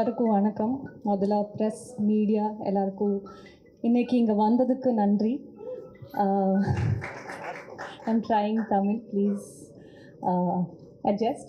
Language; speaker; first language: Tamil; non-native, learner; Kannada